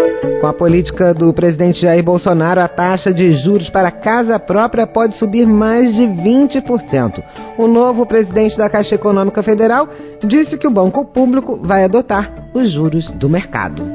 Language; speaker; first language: Portuguese; native; Portuguese